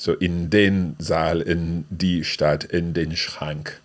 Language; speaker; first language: German; non-native, learner; English